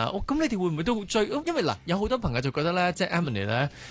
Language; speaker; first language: Cantonese; native; Cantonese